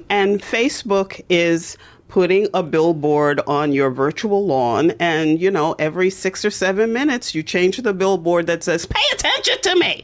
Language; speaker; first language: English; native; English